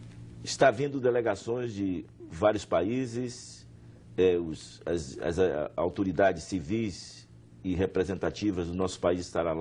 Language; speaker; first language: Portuguese; native; Portuguese